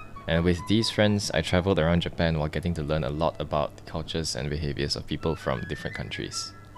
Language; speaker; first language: English; non-native, local second language; Chinese